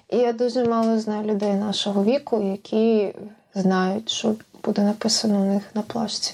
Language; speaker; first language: Ukrainian; native; Ukrainian